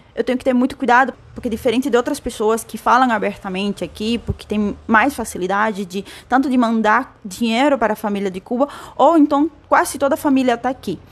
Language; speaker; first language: Portuguese; non-native, fluent; Spanish